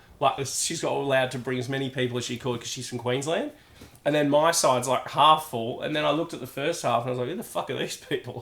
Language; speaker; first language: English; native; English